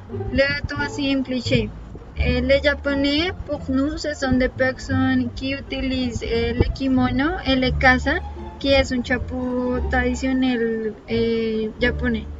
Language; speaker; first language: French; non-native, learner; Spanish